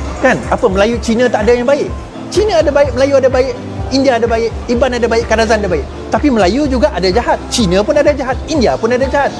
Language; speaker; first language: Malay; non-native, local second language; Chinese